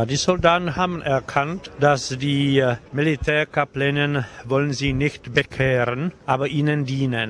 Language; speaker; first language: German; non-native, fluent; Czech